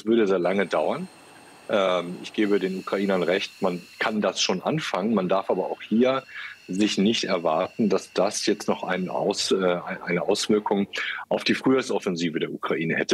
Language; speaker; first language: German; native; German